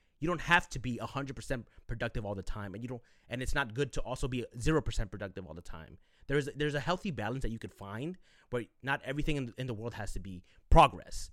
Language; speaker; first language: English; early bilingual, other home language; Spanish